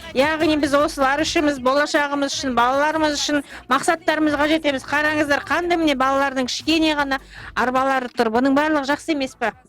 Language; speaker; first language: Kazakh; non-native, local second language; Russian